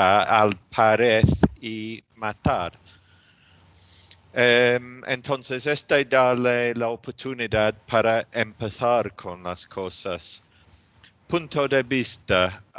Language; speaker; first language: Spanish; non-native, learner; English